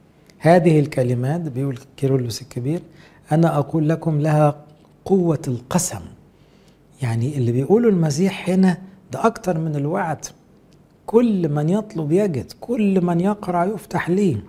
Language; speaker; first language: Arabic; native; Arabic